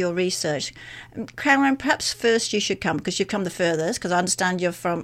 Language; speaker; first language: English; native; English